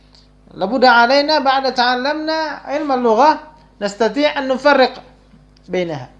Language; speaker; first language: Arabic; non-native, fluent; Indonesian